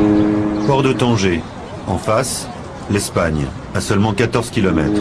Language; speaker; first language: French; native; French